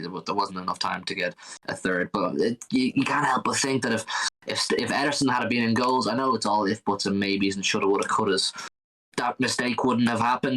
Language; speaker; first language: English; native; English